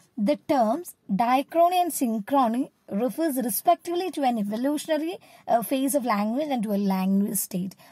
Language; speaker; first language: English; non-native, local second language; Malayalam